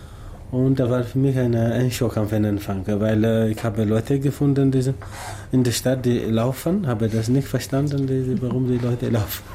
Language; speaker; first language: German; non-native, learner; Tamasheq